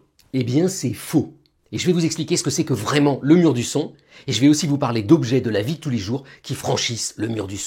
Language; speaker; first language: French; native; French